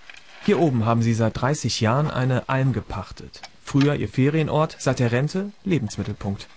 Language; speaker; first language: German; native; German